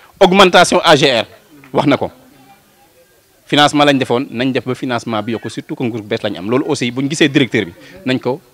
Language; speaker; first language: Wolof; non-native, local second language; Serer